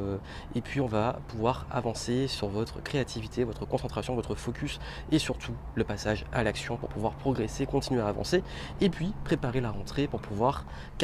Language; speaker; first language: French; native; French